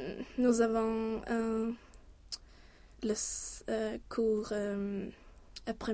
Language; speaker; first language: French; non-native, learner; Swedish